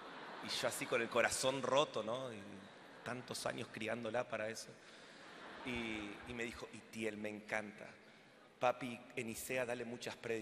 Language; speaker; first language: Spanish; native; Spanish